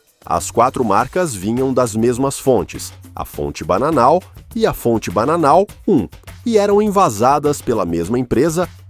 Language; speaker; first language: Portuguese; native; Portuguese